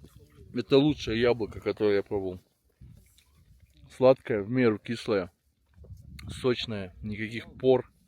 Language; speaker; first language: Russian; native; Russian